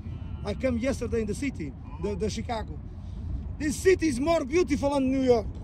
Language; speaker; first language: English; non-native, learner; Portuguese